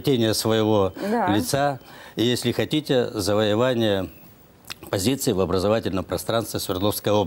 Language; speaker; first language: Russian; native; Russian